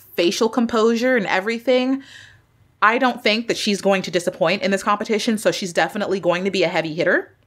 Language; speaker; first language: English; native; English